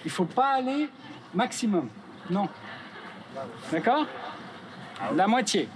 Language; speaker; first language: French; native; French